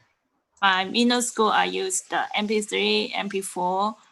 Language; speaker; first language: English; non-native, learner; Chinese